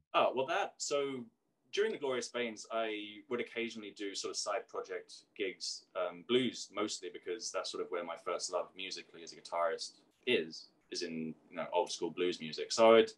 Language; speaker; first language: English; native; English